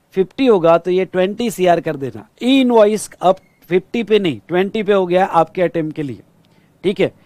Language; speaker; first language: Hindi; non-native, local second language; Marathi